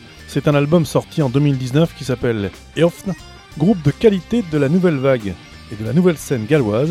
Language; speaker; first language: French; native; French